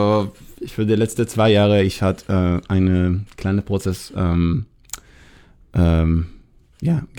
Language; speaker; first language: German; non-native, learner; Hebrew